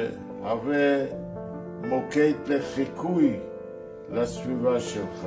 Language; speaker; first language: Hebrew; non-native, fluent; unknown